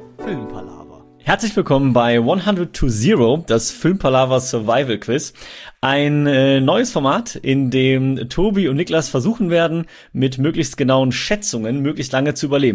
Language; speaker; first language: German; native; German